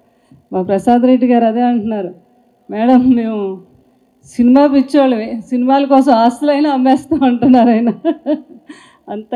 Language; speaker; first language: Telugu; native; Telugu